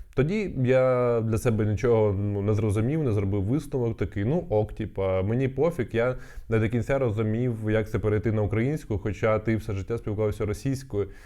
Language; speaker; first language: Ukrainian; non-native, local second language; Russian